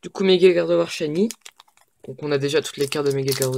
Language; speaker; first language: French; native; French